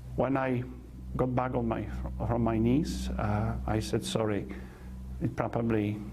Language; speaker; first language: English; non-native, fluent; Polish